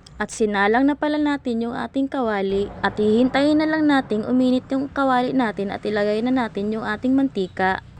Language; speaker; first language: Filipino; non-native, local second language; Cebuano